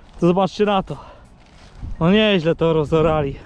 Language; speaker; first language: Polish; native; Polish